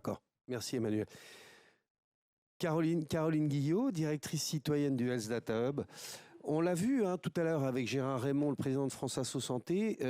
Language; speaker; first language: French; native; French